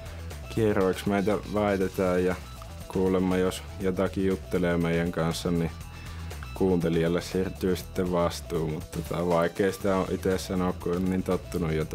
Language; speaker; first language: Finnish; native; Finnish